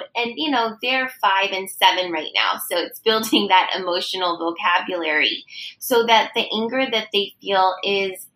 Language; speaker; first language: English; native; English